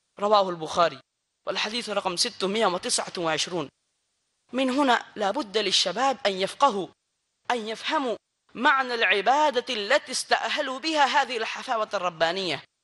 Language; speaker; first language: Arabic; non-native, fluent; Bangla